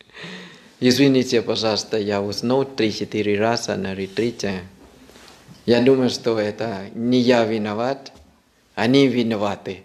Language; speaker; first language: Russian; non-native, fluent; Thai